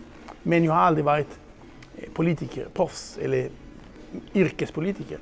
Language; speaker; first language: Swedish; non-native, fluent; Hebrew